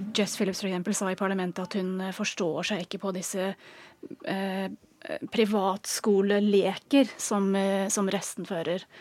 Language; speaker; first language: Norwegian; non-native, fluent; English